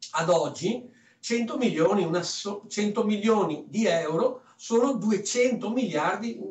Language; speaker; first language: Italian; early bilingual, other home language; French